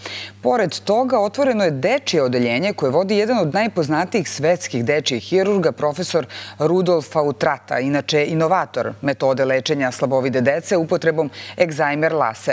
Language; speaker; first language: Bosnian; native; Bosnian